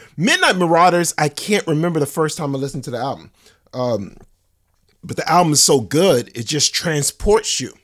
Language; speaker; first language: English; native; English